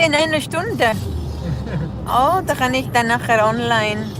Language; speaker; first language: German; non-native, fluent; Cebuano